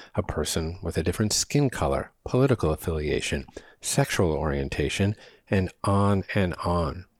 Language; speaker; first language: English; native; English